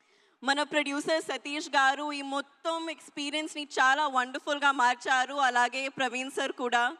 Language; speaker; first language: Telugu; non-native, learner; Hindi